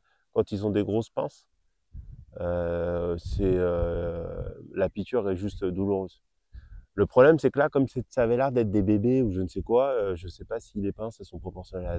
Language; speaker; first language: French; native; French